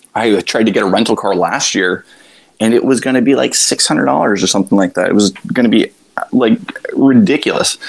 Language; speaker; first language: English; native; English